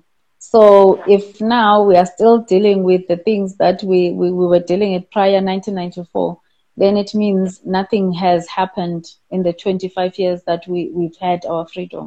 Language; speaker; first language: English; non-native, local second language; Xhosa